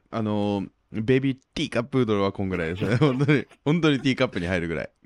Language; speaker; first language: Japanese; native; Japanese